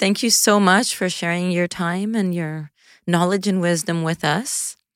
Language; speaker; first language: English; native; English